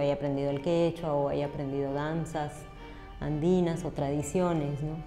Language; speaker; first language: Spanish; native; Spanish